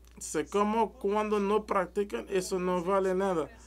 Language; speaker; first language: Spanish; non-native, learner; French